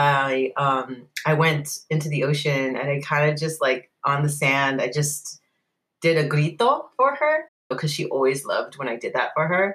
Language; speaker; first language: English; native; English